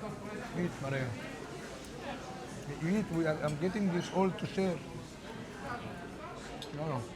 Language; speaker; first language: English; non-native, learner; Arabic